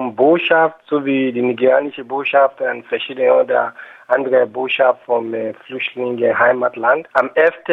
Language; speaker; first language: German; non-native, fluent; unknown